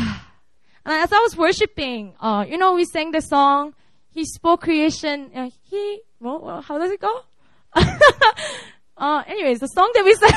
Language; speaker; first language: English; non-native, fluent; Korean